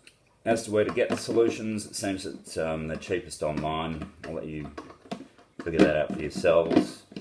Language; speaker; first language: English; native; English